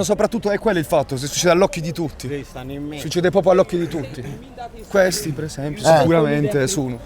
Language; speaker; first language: Italian; native; Italian